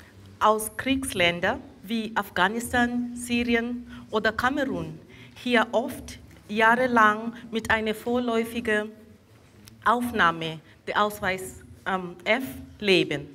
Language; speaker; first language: German; non-native, fluent; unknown